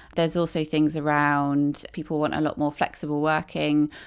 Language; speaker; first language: English; native; English